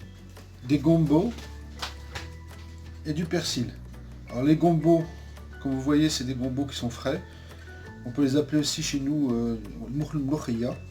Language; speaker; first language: French; native; French